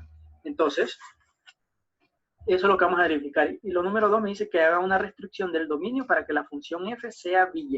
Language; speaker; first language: Spanish; native; Spanish